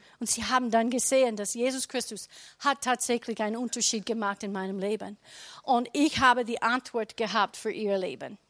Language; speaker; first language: German; non-native, learner; English